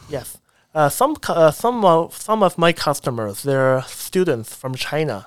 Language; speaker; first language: English; non-native, fluent; Chinese